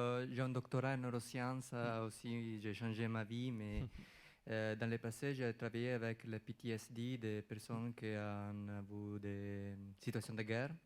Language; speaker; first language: French; non-native, fluent; Italian